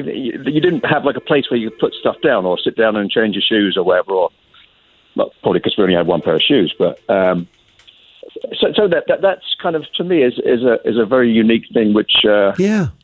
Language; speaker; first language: English; native; English